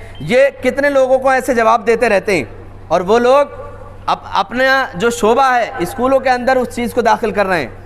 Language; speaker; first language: Urdu; native; Urdu